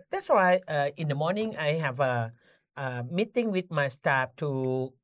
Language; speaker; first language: English; non-native, learner; Thai